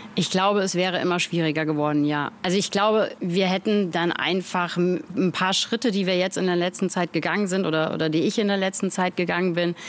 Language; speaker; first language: German; native; German